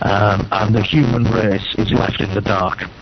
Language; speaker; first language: English; native; English